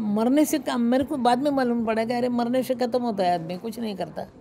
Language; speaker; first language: Hindi; non-native, local second language; Marathi